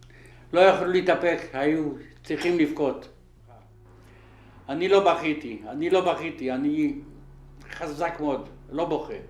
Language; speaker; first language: Hebrew; non-native, fluent; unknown